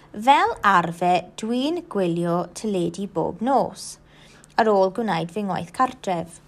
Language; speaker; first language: Welsh; non-native, local second language; English